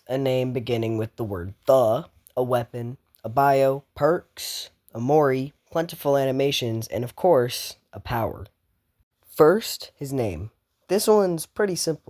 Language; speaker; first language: English; native; English